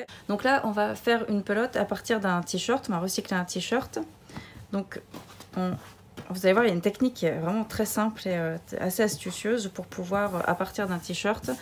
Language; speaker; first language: French; native; French